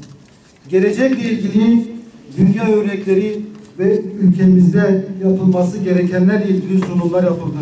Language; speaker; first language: Turkish; native; Turkish